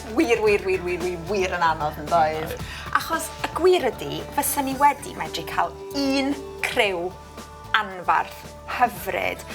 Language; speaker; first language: Welsh; native; Welsh